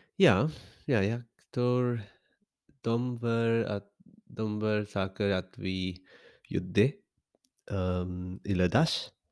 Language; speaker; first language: Swedish; non-native, learner; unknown